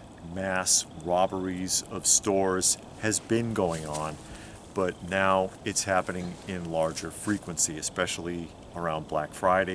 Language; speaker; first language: English; native; English